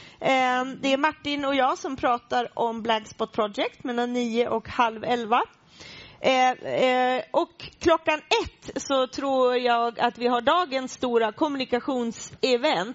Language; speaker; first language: Swedish; native; Swedish